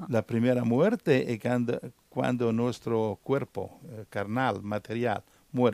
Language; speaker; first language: Spanish; non-native, learner; Italian